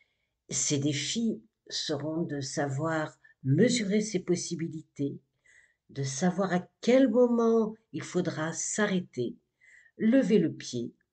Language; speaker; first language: French; native; French